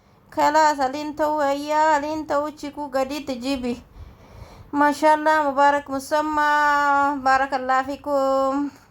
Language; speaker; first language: Arabic; non-native, learner; Oromo